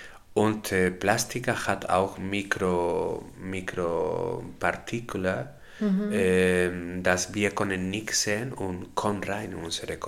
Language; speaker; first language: German; non-native, learner; Spanish